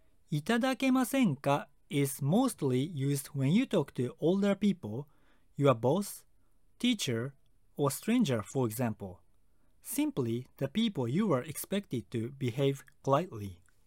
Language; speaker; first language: English; non-native, fluent; Japanese